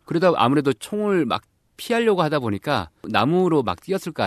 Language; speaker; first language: Korean; native; Korean